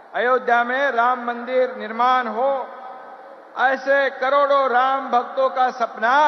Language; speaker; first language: Hindi; non-native, local second language; Marathi